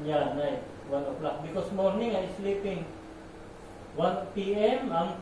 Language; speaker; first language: English; non-native, learner; Filipino